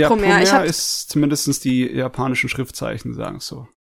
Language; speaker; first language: German; native; German